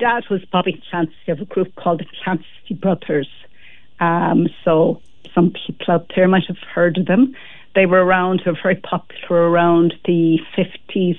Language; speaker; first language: English; native; English